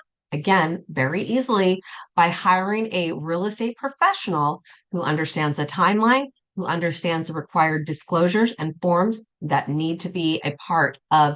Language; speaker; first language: English; native; English